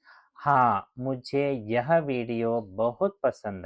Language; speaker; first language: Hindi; non-native, local second language; Telugu